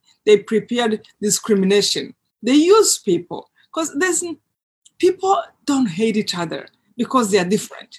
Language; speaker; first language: English; non-native, local second language; Kinyarwanda